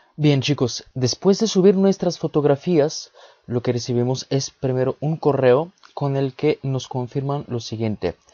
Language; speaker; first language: Spanish; early bilingual, other home language; Bulgarian